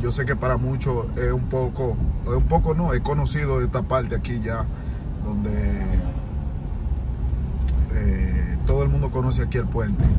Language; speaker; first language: Spanish; native; Spanish